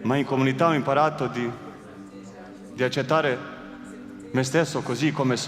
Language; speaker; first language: Italian; non-native, fluent; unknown